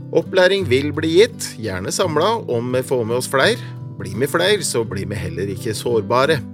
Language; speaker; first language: Norwegian; native; Norwegian